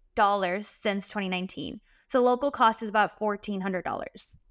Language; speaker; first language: English; early bilingual, other home language; Arabic